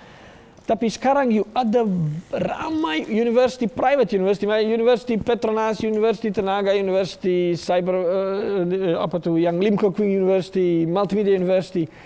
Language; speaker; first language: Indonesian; non-native, learner; Bosnian